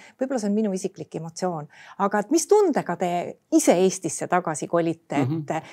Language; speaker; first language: Estonian; native; Estonian